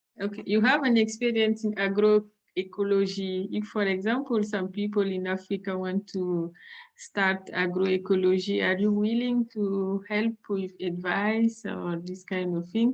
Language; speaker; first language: English; non-native, fluent; French